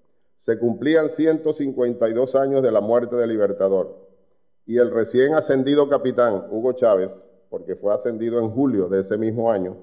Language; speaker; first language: Spanish; native; Spanish